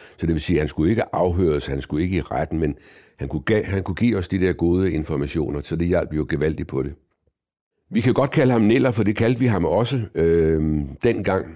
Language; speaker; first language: Danish; native; Danish